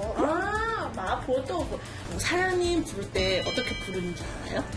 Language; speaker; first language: Korean; non-native, fluent; Chinese